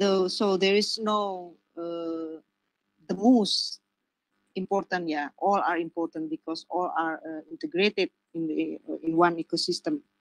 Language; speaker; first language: English; non-native, fluent; Indonesian